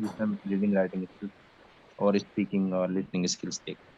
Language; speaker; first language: Hindi; native; Hindi